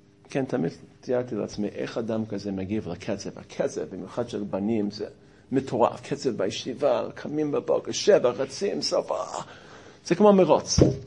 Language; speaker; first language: Hebrew; non-native, fluent; English